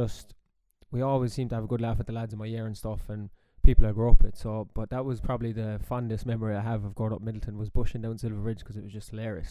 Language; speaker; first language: English; native; English